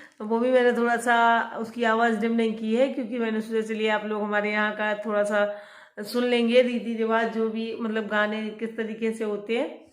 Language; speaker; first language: Hindi; native; Hindi